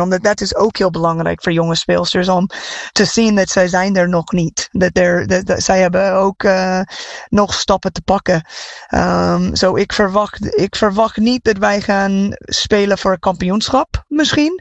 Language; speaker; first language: Dutch; non-native, fluent; English